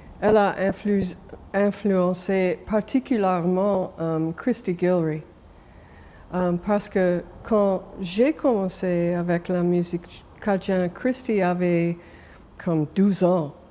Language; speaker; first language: French; non-native, local second language; English